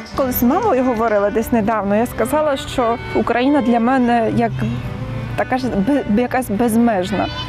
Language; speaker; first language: Ukrainian; non-native, fluent; Georgian